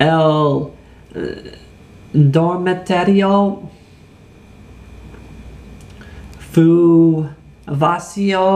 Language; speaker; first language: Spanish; non-native, learner; English